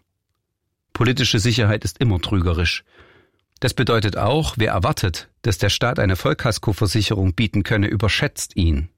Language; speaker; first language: German; native; German